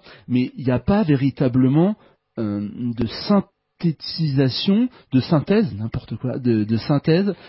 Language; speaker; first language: French; native; French